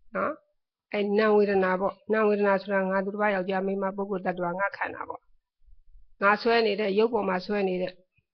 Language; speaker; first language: Burmese; native; Burmese